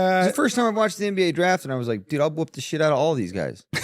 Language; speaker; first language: English; native; English